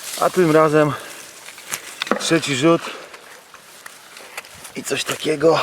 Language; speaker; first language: Polish; native; Polish